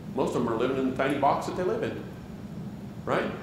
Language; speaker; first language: English; native; English